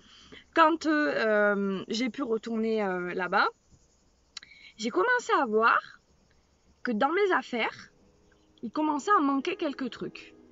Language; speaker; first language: French; native; French